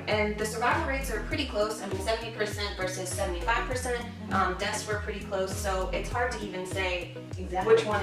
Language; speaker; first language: English; native; English